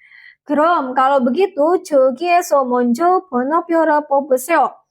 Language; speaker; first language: Korean; non-native, fluent; Indonesian